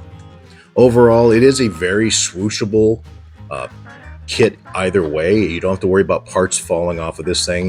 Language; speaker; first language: English; native; English